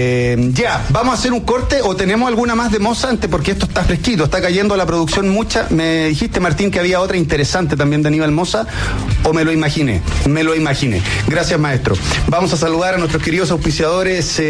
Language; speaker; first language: Spanish; native; Spanish